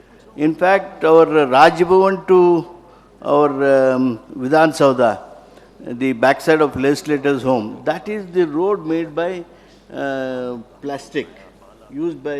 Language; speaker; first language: English; non-native, local second language; Kannada